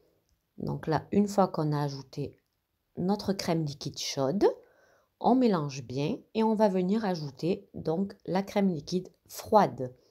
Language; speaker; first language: French; native; French